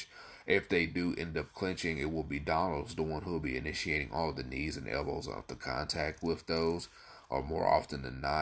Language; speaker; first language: English; native; English